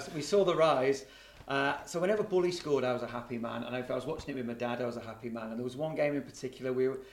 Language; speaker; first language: English; native; English